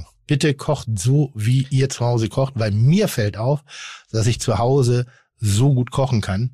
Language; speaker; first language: German; native; German